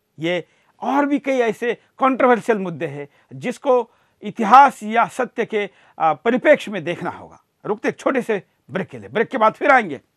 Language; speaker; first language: Hindi; non-native, local second language; Marathi